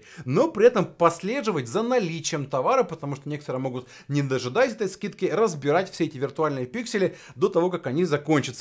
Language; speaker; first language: Russian; native; Russian